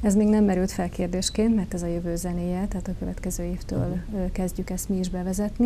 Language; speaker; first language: Hungarian; native; Hungarian